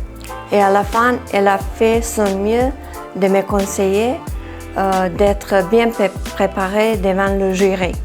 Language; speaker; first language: French; non-native, fluent; Serbian